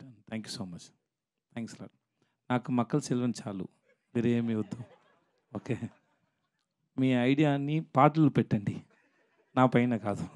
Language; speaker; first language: Telugu; non-native, learner; Tamil